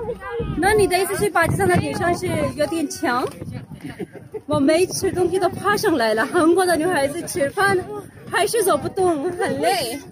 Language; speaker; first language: Chinese; non-native, fluent; Urdu